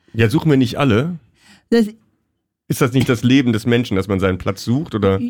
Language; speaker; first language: German; native; German